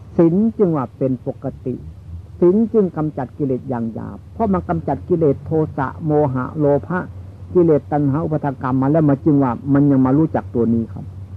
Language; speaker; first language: Thai; non-native, local second language; Northeastern Thai